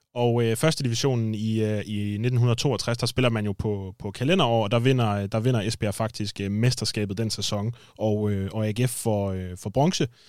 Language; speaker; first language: Danish; native; Danish